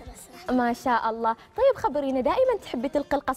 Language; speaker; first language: Arabic; native; Arabic